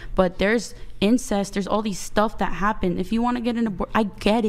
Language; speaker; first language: English; early bilingual, other home language; Portuguese